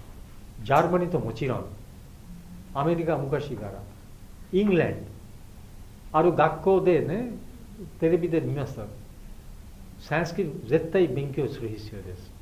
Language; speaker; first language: Japanese; non-native, fluent; Bangla